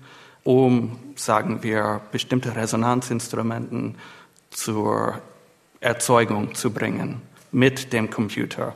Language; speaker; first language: German; non-native, fluent; English